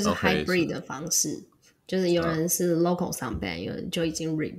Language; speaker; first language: Chinese; native; Chinese